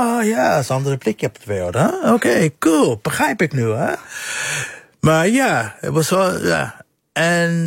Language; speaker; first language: Dutch; non-native, fluent; English